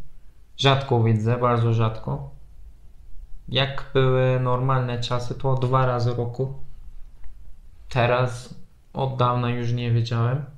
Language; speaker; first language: Polish; non-native, fluent; Turkish